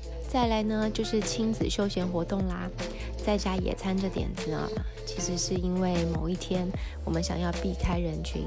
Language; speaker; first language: Chinese; native; Chinese